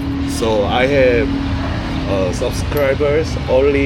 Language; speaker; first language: English; non-native, learner; Korean